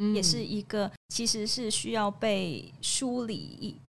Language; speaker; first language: Chinese; non-native, local second language; Cantonese